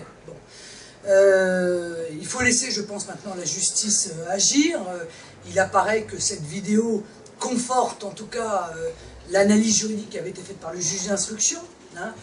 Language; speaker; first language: French; native; French